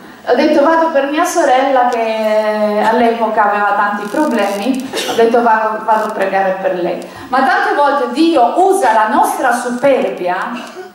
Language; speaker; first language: Italian; non-native, fluent; Polish